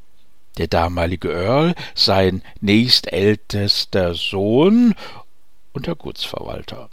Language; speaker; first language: German; native; German